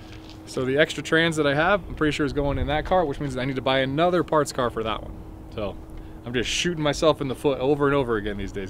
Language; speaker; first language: English; native; English